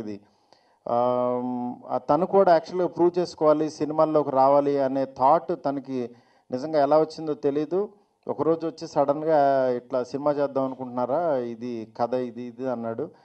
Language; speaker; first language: Telugu; native; Telugu